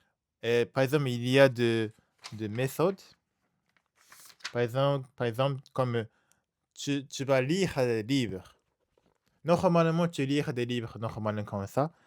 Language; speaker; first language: French; non-native, learner; Japanese